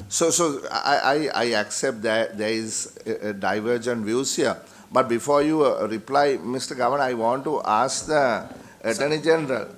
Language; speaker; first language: English; non-native, local second language; Sinhala